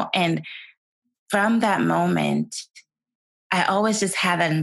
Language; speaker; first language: English; non-native, fluent; Swedish